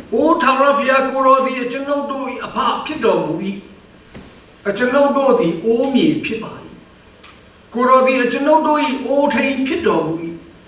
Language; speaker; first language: Burmese; non-native, local second language; Karen languages